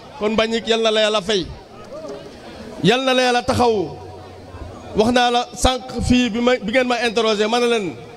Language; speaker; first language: Wolof; non-native, local second language; Serer